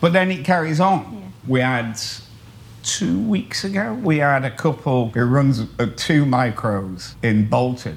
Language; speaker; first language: English; native; English